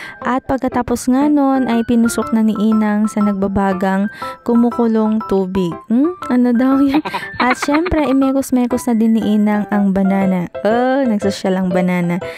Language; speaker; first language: Filipino; non-native, local second language; Iloko